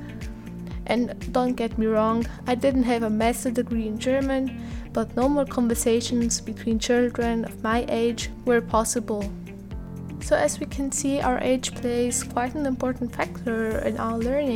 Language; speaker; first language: English; non-native, fluent; Italian